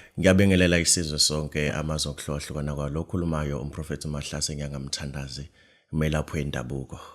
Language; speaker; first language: Zulu; native; Zulu